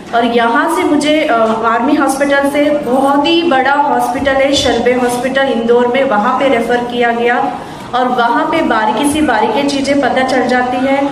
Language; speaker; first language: Hindi; non-native, local second language; Kannada